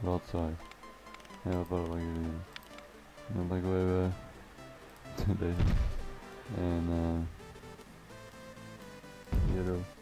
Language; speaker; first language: Dutch; native; Dutch